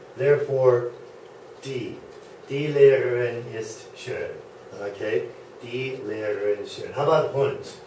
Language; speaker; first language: German; non-native, fluent; English